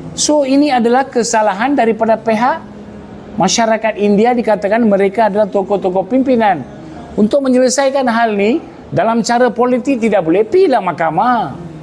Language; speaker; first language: Malay; non-native, local second language; Tamil